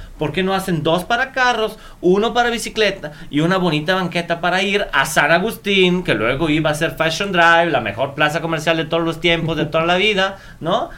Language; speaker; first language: Spanish; non-native, fluent; Italian